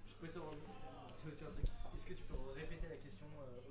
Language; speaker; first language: French; native; French